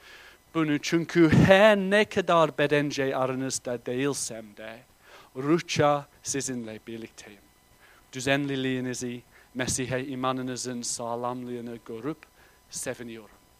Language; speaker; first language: Turkish; non-native, fluent; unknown